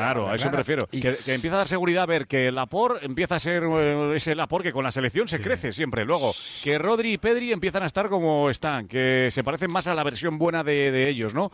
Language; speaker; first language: Spanish; native; Spanish